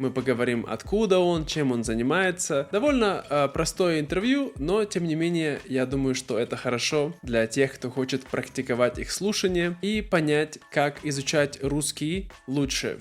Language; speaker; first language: Russian; native; Russian